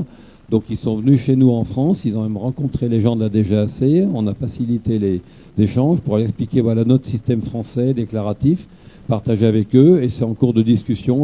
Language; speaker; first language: French; native; French